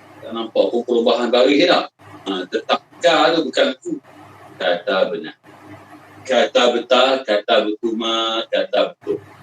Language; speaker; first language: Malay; native; Malay